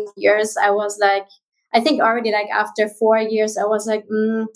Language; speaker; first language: English; non-native, fluent; German